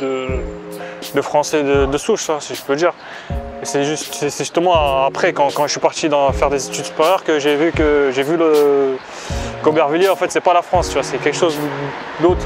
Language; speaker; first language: French; early bilingual, other home language; Arabic